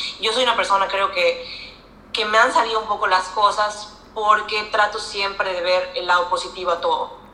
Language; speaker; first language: Spanish; native; Spanish